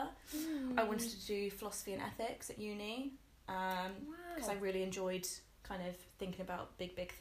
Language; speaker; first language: English; native; English